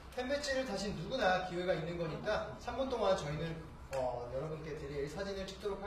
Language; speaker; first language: Korean; native; Korean